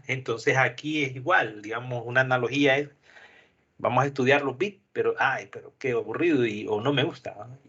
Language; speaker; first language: Spanish; native; Spanish